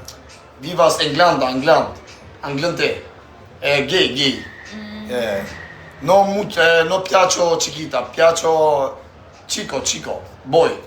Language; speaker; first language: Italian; non-native, learner; Albanian